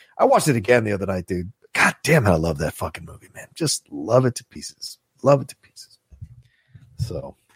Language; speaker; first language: English; native; English